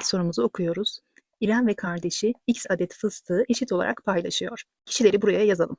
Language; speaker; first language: Turkish; native; Turkish